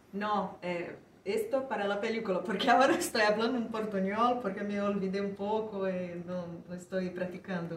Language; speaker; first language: Spanish; non-native, fluent; Portuguese